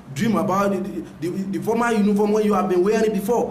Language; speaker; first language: English; non-native, local second language; Yoruba